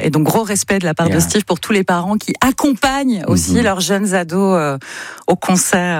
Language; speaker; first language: French; native; French